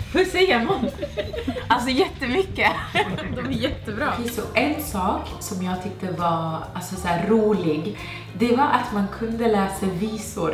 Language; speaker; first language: Swedish; non-native, fluent; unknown